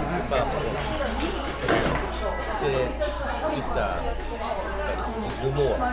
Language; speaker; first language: French; non-native, learner; Japanese